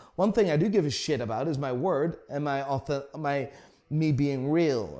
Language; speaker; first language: English; non-native, fluent; Dutch